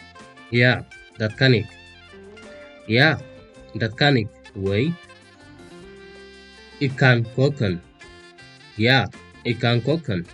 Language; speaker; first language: Dutch; non-native, fluent; Tigrinya